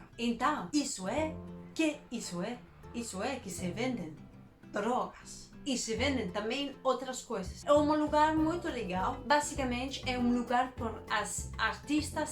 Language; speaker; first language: Portuguese; non-native, learner; Danish